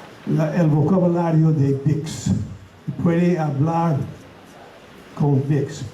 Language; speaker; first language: Spanish; non-native, fluent; English